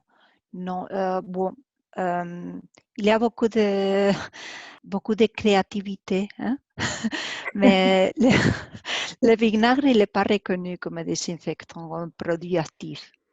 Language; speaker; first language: French; non-native, learner; Spanish